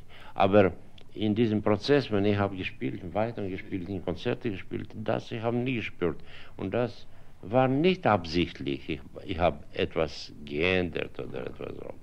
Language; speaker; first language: German; non-native, fluent; Russian